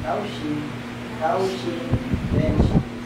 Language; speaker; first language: Chinese; non-native, learner; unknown